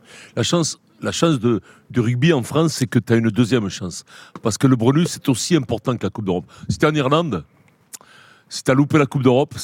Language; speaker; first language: French; native; French